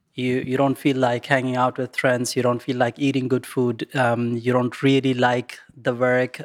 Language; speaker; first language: English; non-native, local second language; Urdu